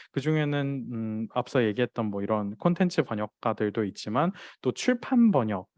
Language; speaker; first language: Korean; non-native, fluent; Chinese